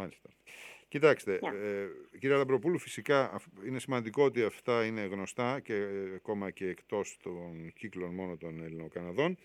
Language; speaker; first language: Greek; native; Greek